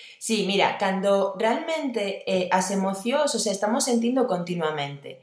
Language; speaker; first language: Galician; non-native, local second language; Spanish